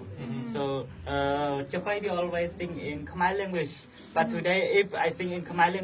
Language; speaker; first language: English; non-native, learner; Khmer